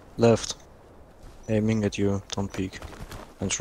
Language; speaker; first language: English; non-native, learner; French